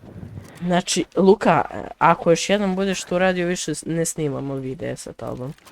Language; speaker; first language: Bosnian; native; Bosnian